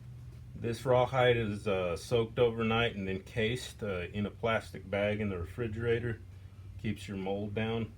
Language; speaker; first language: English; native; English